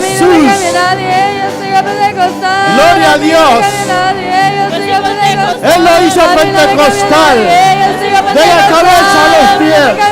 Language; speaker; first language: Spanish; native; Spanish